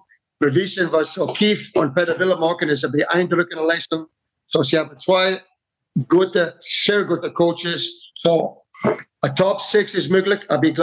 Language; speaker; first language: German; non-native, fluent; English